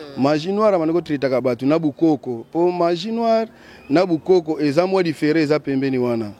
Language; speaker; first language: Lingala; non-native, local second language; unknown